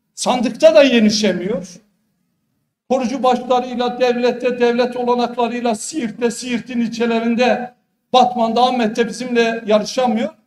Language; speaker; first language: Turkish; non-native, local second language; Kurdish